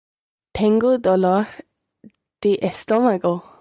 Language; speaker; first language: Spanish; non-native, learner; English